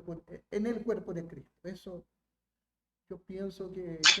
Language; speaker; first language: Spanish; non-native, fluent; Portuguese